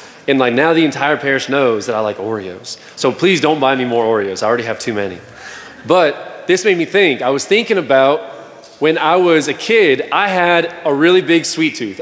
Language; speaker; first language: English; native; English